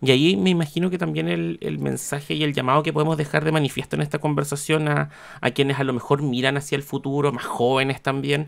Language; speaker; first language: Spanish; native; Spanish